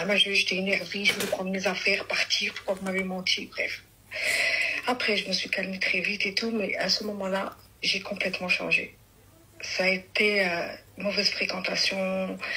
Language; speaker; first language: French; early bilingual, other home language; Arabic